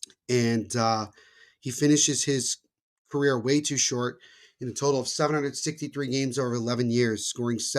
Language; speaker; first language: English; native; English